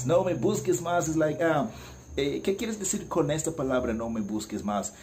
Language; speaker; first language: Spanish; non-native, learner; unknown